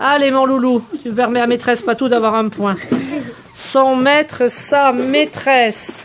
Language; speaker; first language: French; native; French